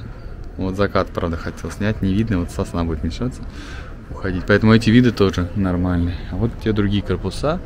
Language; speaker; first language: Russian; native; Russian